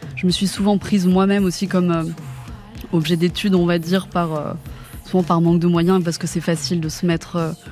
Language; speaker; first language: French; native; French